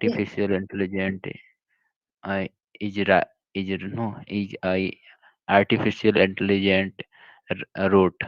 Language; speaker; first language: English; non-native, local second language; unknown